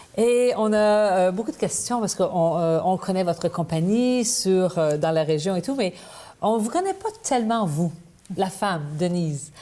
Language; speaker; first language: French; native; French